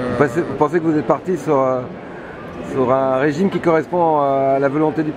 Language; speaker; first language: French; native; French